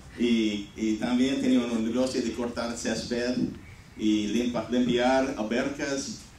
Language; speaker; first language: Spanish; non-native, fluent; English